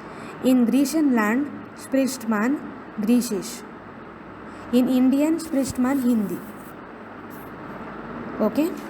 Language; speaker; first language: German; non-native, fluent; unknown